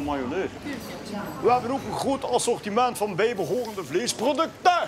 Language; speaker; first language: Dutch; native; Dutch